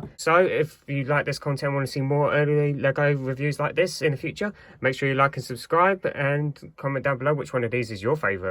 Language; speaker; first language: English; native; English